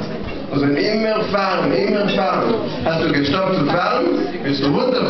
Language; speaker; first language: German; non-native, learner; Russian